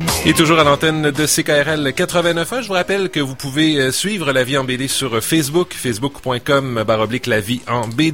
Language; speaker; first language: French; native; French